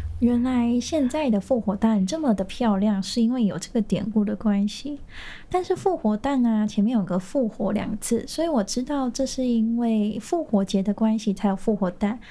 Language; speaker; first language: Chinese; native; Chinese